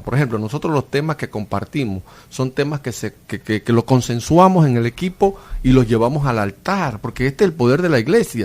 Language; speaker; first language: Spanish; native; Spanish